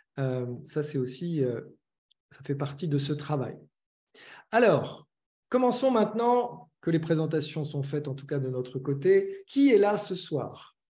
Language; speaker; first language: French; native; French